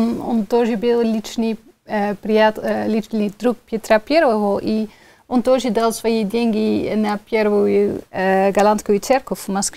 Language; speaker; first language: Russian; non-native, fluent; Dutch